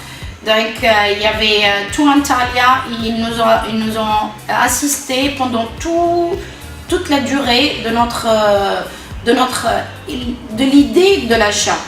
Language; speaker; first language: French; non-native, local second language; Arabic